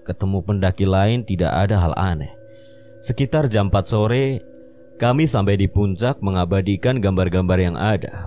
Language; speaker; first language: Indonesian; native; Indonesian